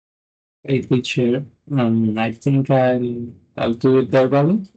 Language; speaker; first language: English; non-native, fluent; Spanish